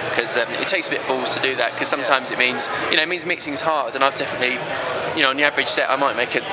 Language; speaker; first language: English; native; English